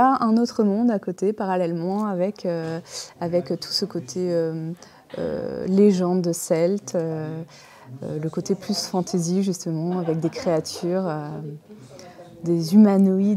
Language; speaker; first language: French; native; French